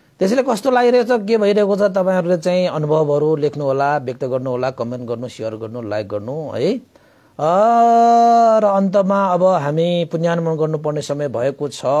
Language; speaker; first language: Nepali; non-native, local second language; Newari